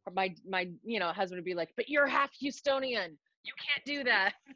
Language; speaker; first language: English; native; English